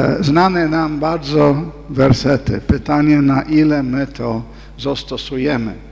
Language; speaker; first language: Polish; non-native, fluent; English